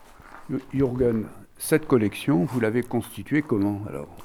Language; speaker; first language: French; native; French